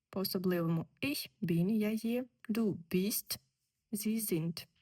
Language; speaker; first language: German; non-native, fluent; Ukrainian